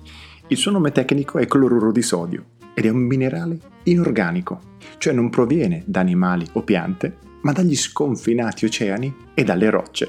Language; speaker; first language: Italian; native; Italian